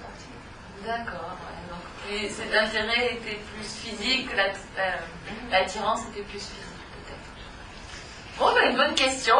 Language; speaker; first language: French; native; French